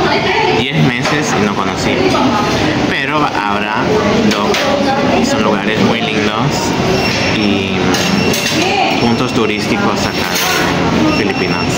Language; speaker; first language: Spanish; non-native, fluent; Portuguese